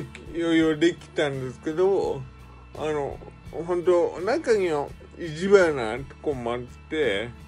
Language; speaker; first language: Japanese; native; Japanese